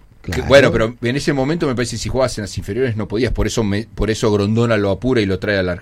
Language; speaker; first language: Spanish; native; Spanish